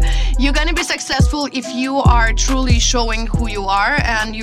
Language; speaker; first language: English; non-native, fluent; Russian